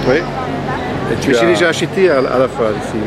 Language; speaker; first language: French; non-native, local second language; Dutch